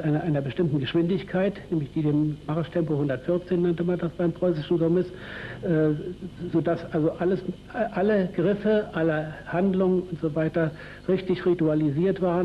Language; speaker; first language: German; native; German